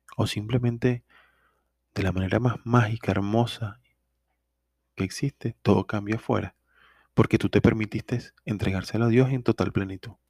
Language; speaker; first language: Spanish; native; Spanish